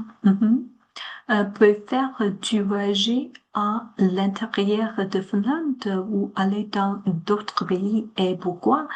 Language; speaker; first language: French; non-native, learner; Chinese